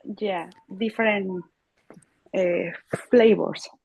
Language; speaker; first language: English; non-native, learner; Spanish